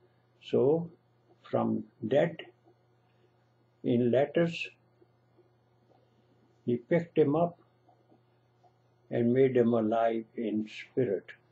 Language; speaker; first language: English; non-native, local second language; Punjabi